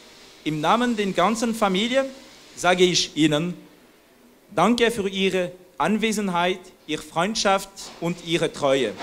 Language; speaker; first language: German; non-native, fluent; French